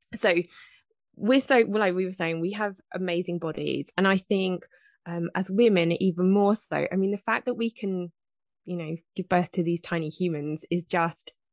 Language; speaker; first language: English; native; English